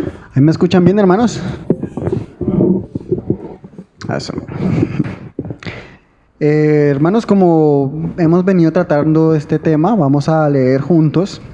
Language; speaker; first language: Spanish; native; Spanish